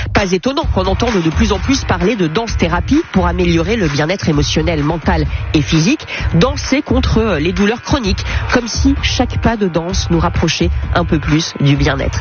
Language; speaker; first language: French; native; French